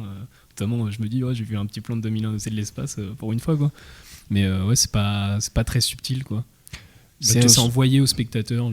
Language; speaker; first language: French; native; French